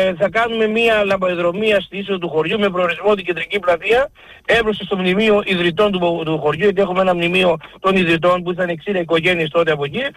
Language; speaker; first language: Greek; native; Greek